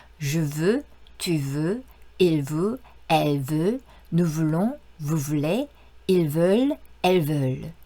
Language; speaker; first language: French; non-native, fluent; Korean